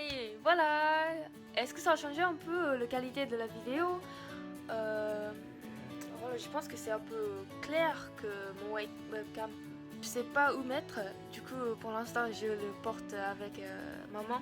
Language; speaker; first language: French; non-native, learner; Japanese